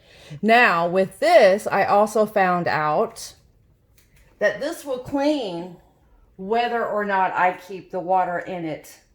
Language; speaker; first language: English; native; English